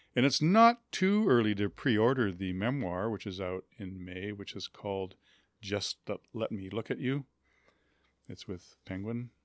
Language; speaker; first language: English; native; English